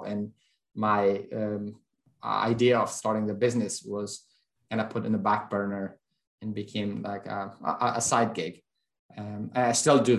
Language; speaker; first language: English; non-native, fluent; Persian